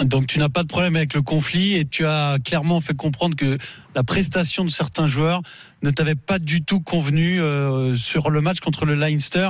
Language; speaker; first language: French; native; French